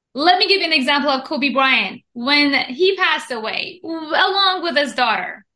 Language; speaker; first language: English; non-native, fluent; Persian